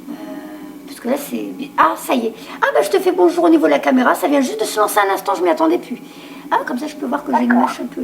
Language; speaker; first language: French; native; French